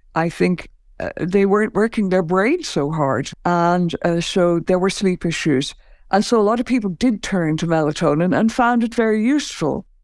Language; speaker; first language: English; native; English